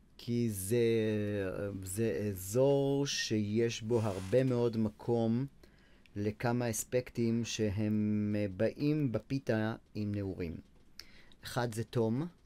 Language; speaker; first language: Hebrew; native; Hebrew